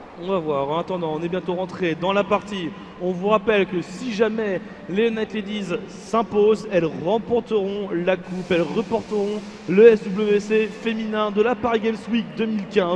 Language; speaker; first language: French; native; French